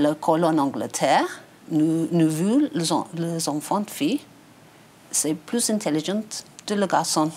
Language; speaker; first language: French; non-native, learner; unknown